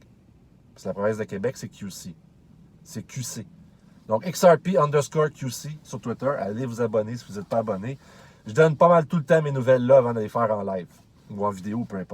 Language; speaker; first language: French; native; French